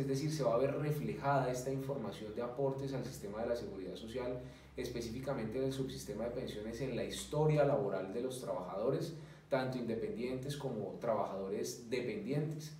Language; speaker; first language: Spanish; native; Spanish